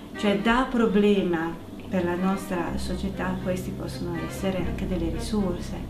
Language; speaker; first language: Italian; native; Italian